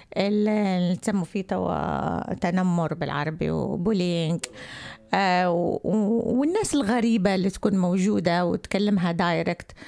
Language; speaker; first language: Arabic; native; Arabic